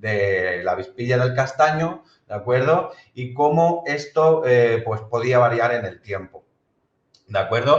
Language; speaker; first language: Spanish; native; Spanish